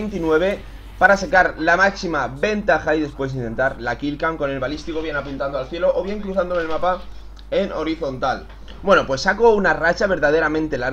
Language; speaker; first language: Spanish; native; Spanish